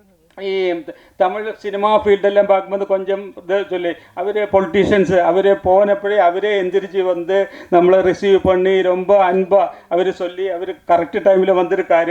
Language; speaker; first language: Tamil; non-native, learner; Malayalam